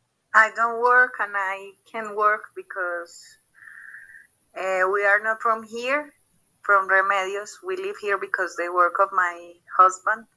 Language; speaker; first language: English; non-native, learner; Spanish